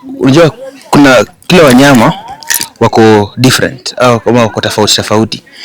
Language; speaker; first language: Swahili; non-native, local second language; Gusii